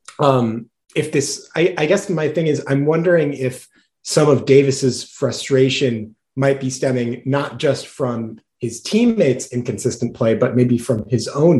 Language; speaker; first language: English; native; English